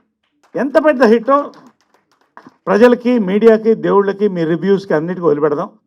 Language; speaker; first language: Telugu; native; Telugu